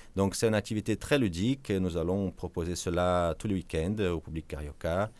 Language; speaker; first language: French; non-native, fluent; Portuguese